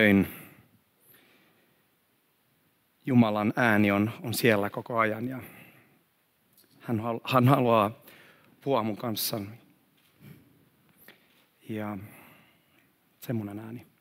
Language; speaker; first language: Finnish; non-native, fluent; Swedish